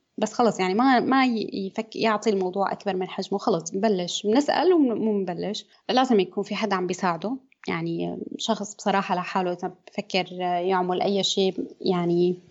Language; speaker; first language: Arabic; native; Arabic